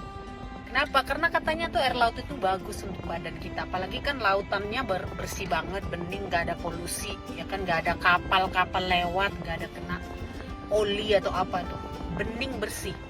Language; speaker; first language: Indonesian; non-native, fluent; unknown